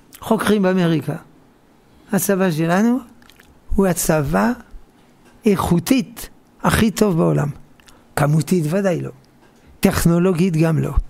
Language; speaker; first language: Hebrew; non-native, fluent; French